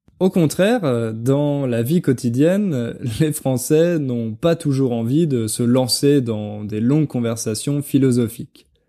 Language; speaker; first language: French; native; French